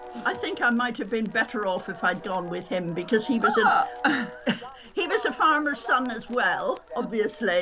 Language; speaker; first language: English; native; English